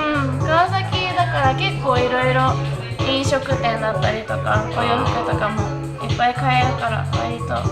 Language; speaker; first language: Japanese; native; Japanese